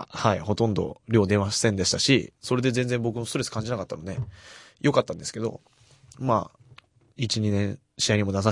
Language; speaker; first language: Japanese; native; Japanese